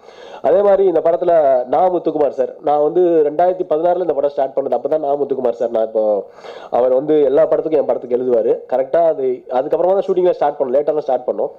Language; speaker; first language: Tamil; native; Tamil